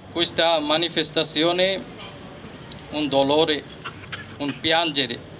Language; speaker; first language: Italian; non-native, learner; Bangla